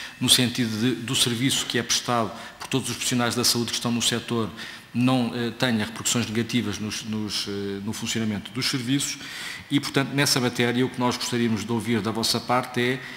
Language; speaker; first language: Portuguese; native; Portuguese